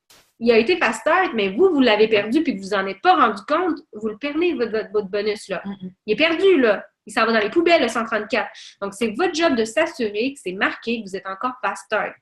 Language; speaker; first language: French; native; French